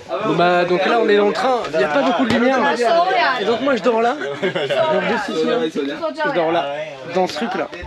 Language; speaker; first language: French; native; French